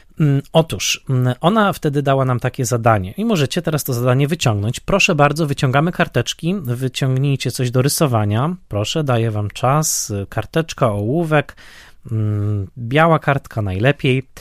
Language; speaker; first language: Polish; native; Polish